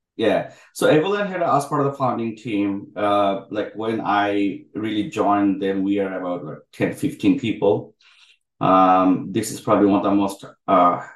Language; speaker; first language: English; non-native, local second language; Bangla